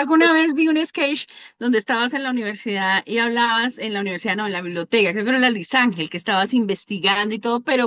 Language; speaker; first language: Spanish; native; Spanish